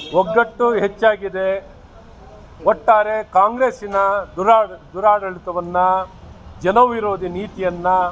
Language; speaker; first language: Kannada; native; Kannada